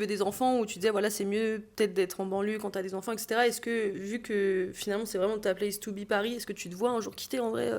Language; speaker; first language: French; native; French